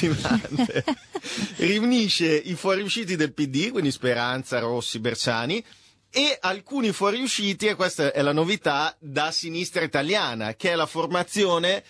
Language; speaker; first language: Italian; native; Italian